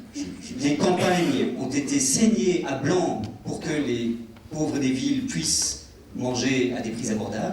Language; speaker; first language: French; native; French